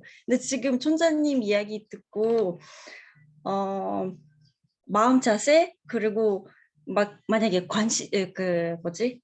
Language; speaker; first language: Korean; non-native, fluent; Russian